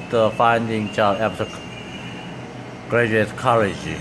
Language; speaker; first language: English; non-native, learner; Korean